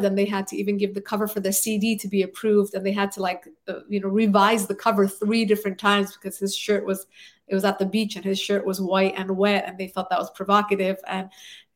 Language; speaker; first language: English; native; English